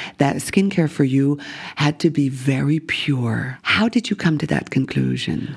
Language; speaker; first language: English; native; English